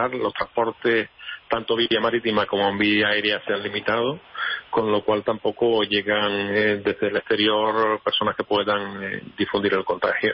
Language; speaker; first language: Spanish; native; Spanish